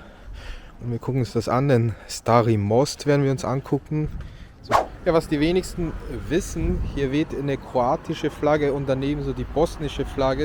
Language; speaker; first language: German; native; German